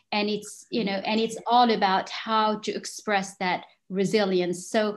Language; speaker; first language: English; non-native, fluent; Arabic